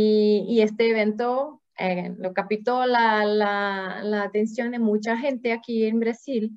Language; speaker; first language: Spanish; non-native, fluent; Portuguese